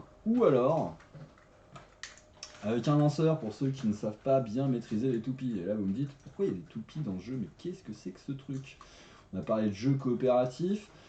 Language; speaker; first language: French; native; French